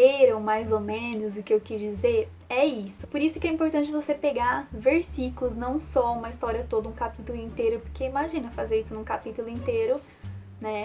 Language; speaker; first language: Portuguese; native; Portuguese